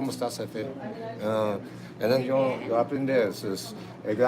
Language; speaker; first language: Spanish; non-native, learner; English